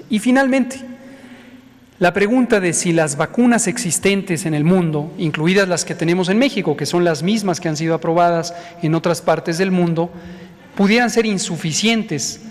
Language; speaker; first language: Spanish; native; Spanish